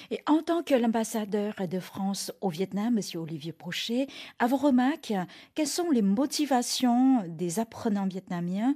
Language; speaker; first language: French; non-native, fluent; Vietnamese